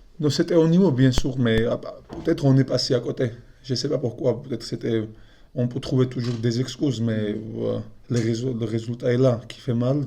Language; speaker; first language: French; non-native, fluent; Georgian